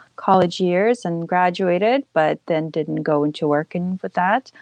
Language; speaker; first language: English; early bilingual, other home language; Ukrainian